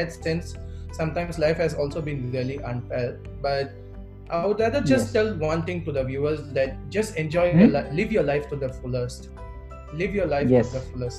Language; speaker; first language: English; non-native, local second language; Telugu